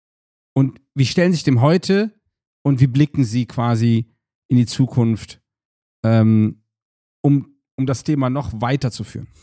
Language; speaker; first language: German; native; German